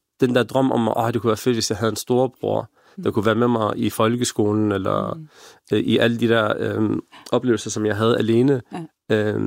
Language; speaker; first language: Danish; early bilingual, other home language; Arabic